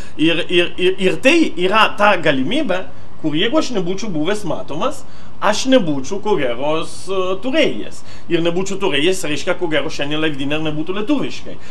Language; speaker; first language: Lithuanian; non-native, fluent; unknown